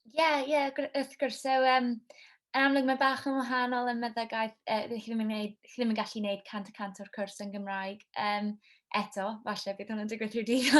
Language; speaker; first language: Welsh; non-native, local second language; English